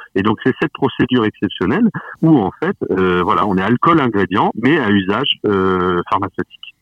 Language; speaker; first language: French; native; French